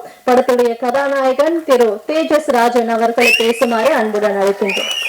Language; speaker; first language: Tamil; native; Tamil